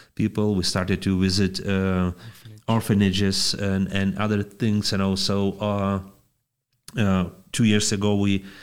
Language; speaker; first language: English; non-native, fluent; Lithuanian